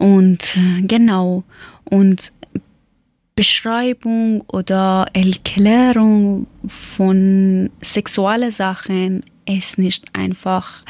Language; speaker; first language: German; non-native, learner; Persian